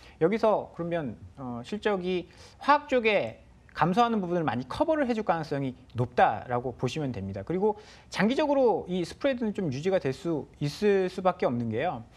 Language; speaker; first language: Korean; native; Korean